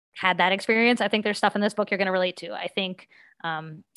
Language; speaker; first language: English; native; English